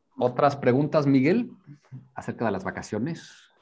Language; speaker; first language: Spanish; native; Spanish